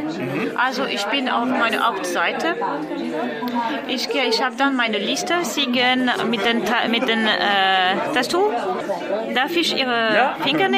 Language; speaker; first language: German; non-native, learner; French